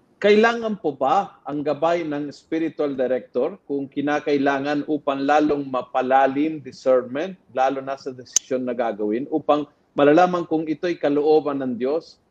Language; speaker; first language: Filipino; non-native, fluent; Spanish